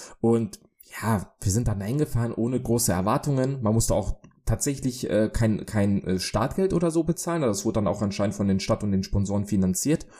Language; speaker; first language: German; early bilingual, other home language; Polish